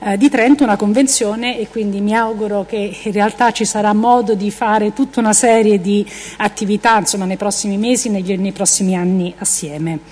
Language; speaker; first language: Italian; early bilingual, heritage; Italian